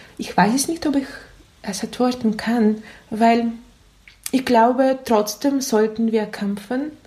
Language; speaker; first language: German; non-native, learner; Russian